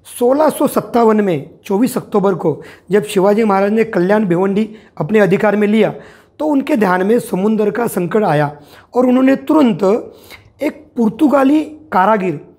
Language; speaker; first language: Hindi; non-native, local second language; Marathi